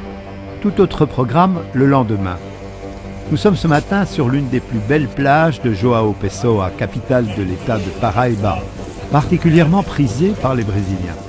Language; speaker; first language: French; native; French